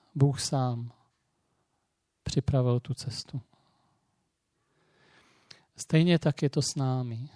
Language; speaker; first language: Czech; native; Czech